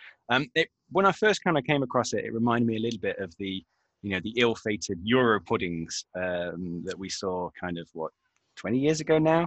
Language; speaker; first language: English; native; English